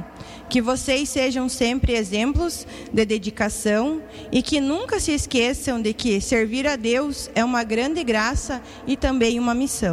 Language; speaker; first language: Portuguese; native; Portuguese